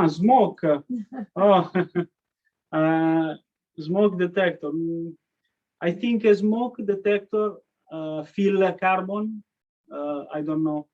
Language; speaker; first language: English; non-native, learner; Italian